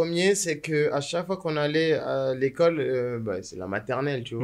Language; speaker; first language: French; native; French